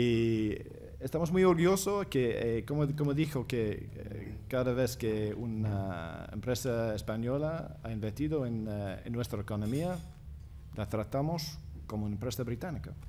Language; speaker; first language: Spanish; non-native, fluent; English